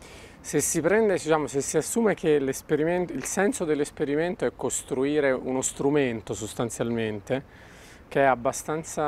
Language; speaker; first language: Italian; native; Italian